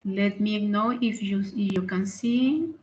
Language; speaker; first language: English; non-native, learner; Spanish